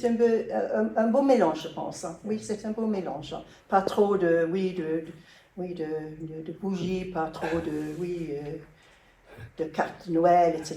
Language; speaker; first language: French; non-native, learner; English